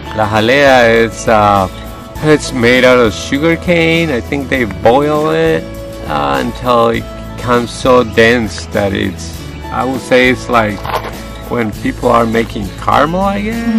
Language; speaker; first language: English; non-native, fluent; Spanish